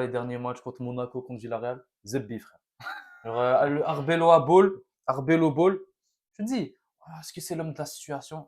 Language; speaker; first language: French; native; French